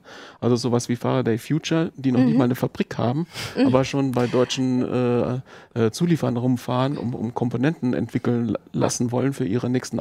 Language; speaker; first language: German; native; German